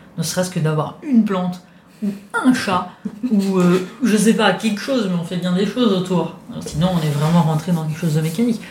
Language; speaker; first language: French; non-native, fluent; Italian